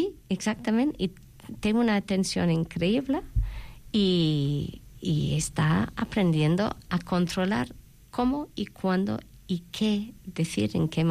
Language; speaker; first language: Catalan; non-native, fluent; English